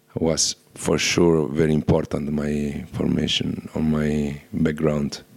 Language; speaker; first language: English; non-native, fluent; Italian